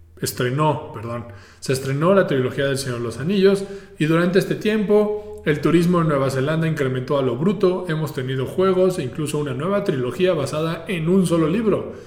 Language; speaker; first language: Spanish; native; Spanish